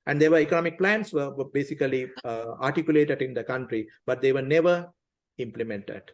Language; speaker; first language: English; non-native, local second language; Tamil